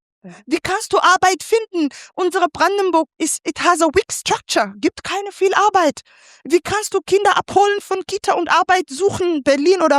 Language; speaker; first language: German; non-native, fluent; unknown